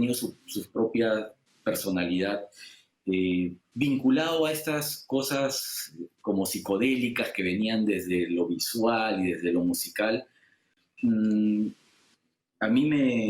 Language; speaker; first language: Spanish; native; Spanish